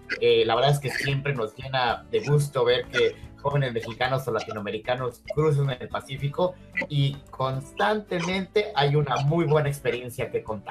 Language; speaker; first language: Spanish; native; Spanish